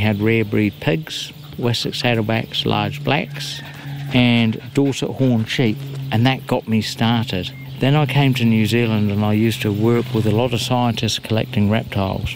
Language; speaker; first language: English; native; English